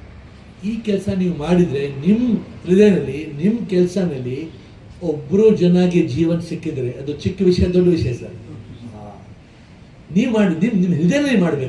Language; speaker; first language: Kannada; non-native, local second language; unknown